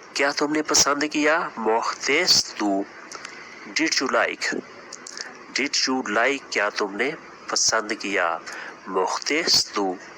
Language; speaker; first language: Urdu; native; Urdu